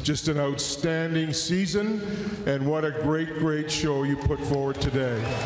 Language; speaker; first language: English; native; English